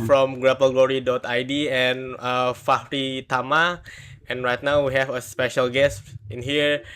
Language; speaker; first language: English; non-native, learner; Indonesian